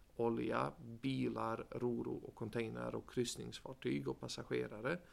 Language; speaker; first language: Swedish; native; Swedish